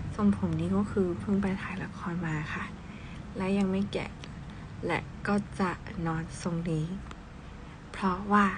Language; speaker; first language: Thai; early bilingual, other home language; Cantonese